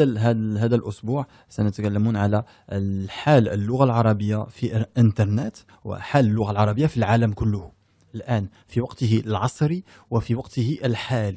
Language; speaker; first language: Arabic; early bilingual, heritage; French